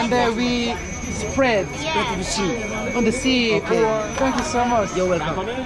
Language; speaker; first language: English; non-native, learner; Korean